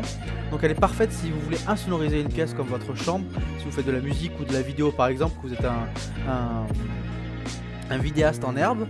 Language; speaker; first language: French; native; French